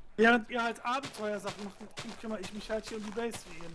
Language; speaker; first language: German; native; German